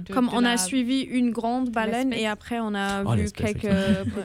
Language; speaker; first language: French; non-native, fluent; German